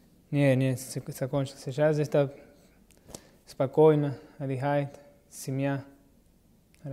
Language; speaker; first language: Russian; non-native, learner; Portuguese